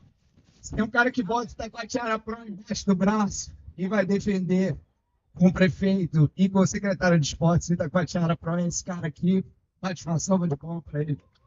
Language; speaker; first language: Portuguese; native; Portuguese